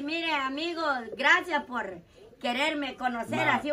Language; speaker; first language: Spanish; native; Spanish